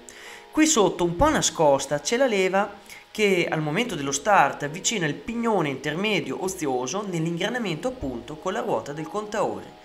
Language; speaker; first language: Italian; native; Italian